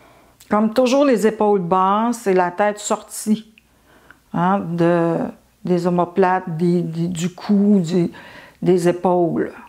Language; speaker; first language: French; native; French